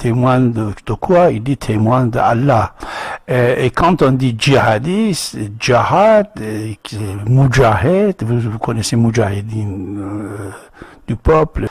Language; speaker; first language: French; non-native, fluent; Persian